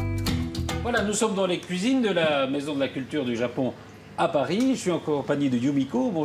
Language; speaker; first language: French; native; French